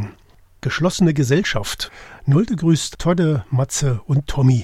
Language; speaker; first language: German; native; German